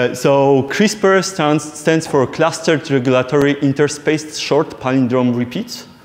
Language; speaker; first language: English; non-native, fluent; Polish